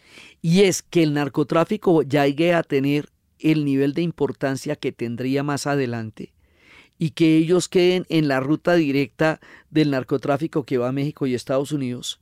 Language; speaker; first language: Spanish; native; Spanish